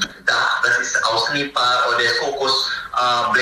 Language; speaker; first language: German; non-native, learner; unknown